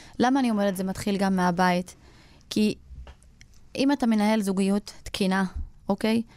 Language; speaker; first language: Hebrew; non-native, local second language; Arabic